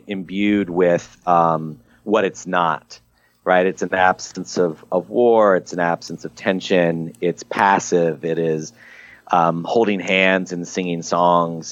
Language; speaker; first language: English; native; English